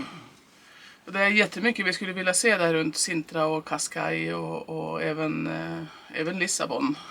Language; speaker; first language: Swedish; native; Swedish